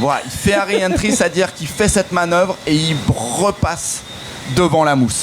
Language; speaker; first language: French; native; French